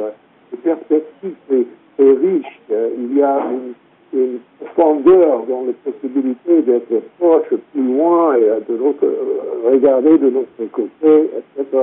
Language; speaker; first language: French; non-native, fluent; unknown